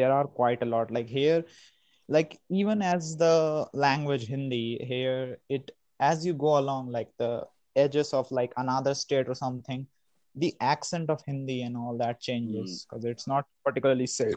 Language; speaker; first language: English; non-native, local second language; Hindi